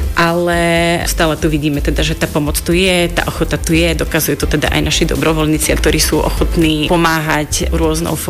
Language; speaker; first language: Slovak; native; Slovak